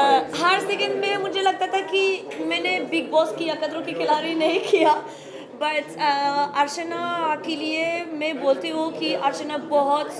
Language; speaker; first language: Hindi; non-native, learner; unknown